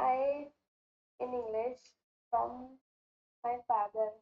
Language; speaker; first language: English; non-native, learner; Hindi